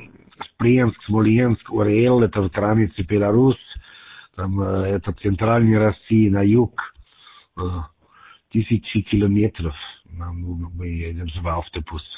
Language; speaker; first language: Russian; non-native, learner; German